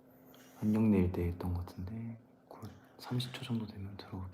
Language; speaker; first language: Korean; native; Korean